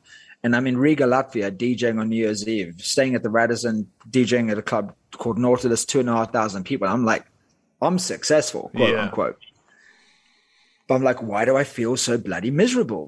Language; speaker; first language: English; non-native, local second language; Afrikaans